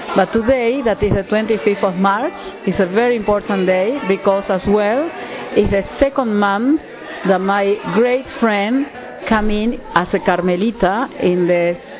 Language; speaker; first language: English; non-native, fluent; Spanish